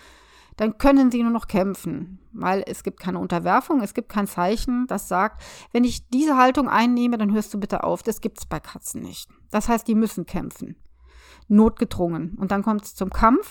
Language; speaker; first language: German; native; German